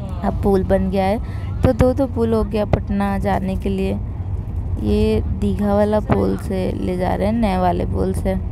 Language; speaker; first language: Hindi; native; Hindi